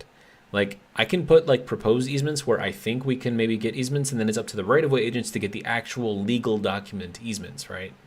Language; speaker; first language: English; native; English